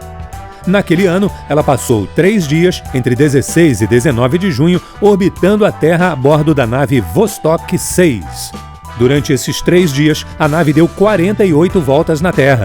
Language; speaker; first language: Portuguese; native; Portuguese